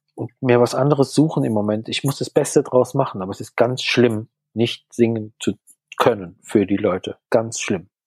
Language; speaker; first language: German; native; German